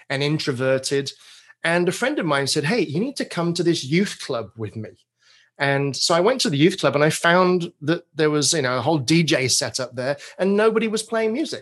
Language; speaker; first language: English; native; English